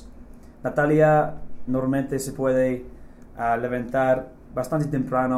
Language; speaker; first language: Spanish; non-native, fluent; English